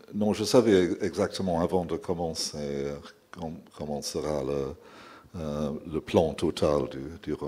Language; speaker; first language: French; non-native, fluent; English